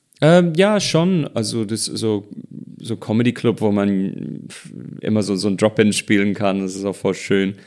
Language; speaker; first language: German; non-native, fluent; English